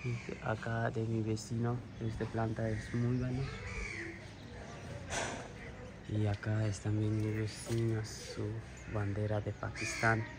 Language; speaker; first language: Spanish; non-native, learner; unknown